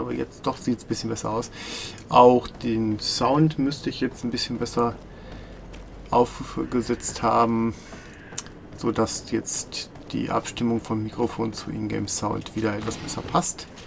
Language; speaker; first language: German; native; German